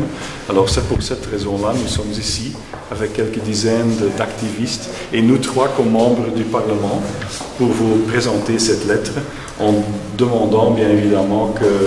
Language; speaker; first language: French; non-native, fluent; Dutch